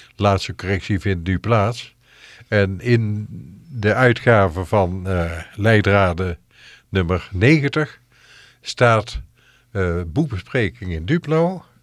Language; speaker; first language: Dutch; native; Dutch